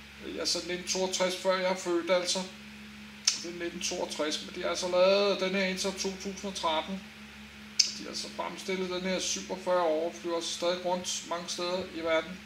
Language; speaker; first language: Danish; native; Danish